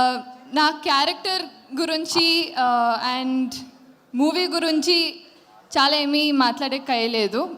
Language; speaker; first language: Telugu; non-native, learner; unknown